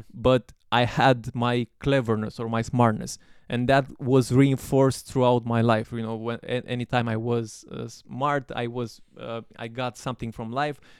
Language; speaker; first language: English; non-native, fluent; Romanian